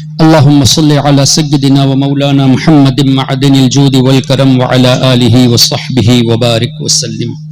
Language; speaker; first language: Urdu; non-native, fluent; Memoni